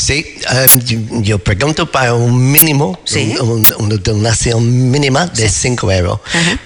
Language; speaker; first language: Spanish; non-native, learner; English